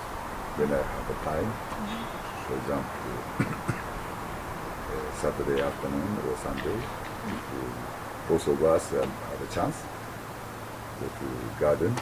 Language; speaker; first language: English; non-native, learner; Japanese